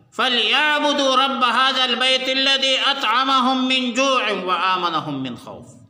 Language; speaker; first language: Urdu; non-native, local second language; Pashto